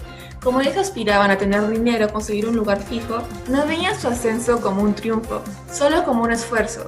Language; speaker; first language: Spanish; native; Spanish